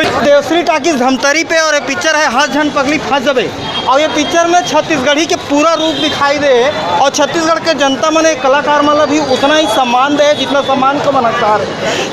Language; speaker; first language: Hindi; non-native, local second language; Chhattisgarhi